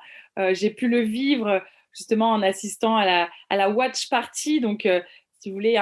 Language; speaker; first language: French; native; French